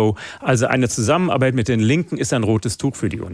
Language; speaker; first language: German; native; German